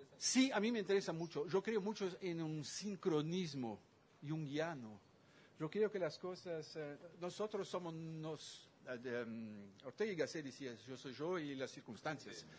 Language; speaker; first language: Spanish; non-native, fluent; Dutch